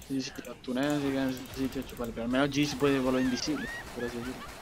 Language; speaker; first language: Spanish; native; Spanish